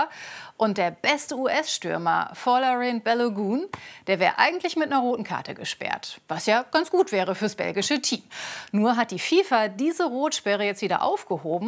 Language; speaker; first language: German; native; German